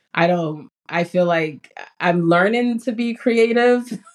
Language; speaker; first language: English; early bilingual, other home language; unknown